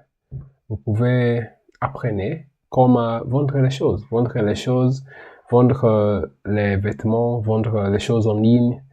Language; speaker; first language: French; non-native, learner; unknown